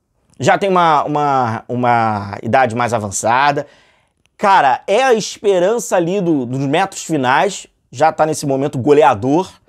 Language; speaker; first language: Portuguese; native; Portuguese